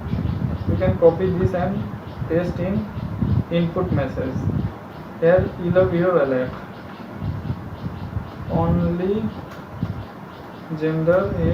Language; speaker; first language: English; non-native, local second language; Bangla